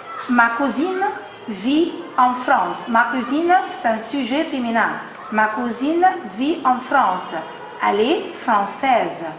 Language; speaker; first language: French; non-native, fluent; Arabic